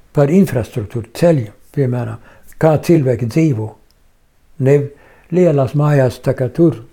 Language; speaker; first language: Latvian; non-native, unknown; Swedish